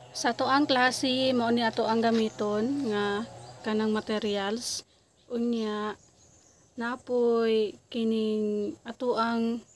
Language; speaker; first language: Cebuano; non-native, local second language; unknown